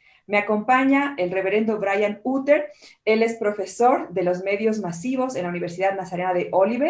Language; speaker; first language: Spanish; native; Spanish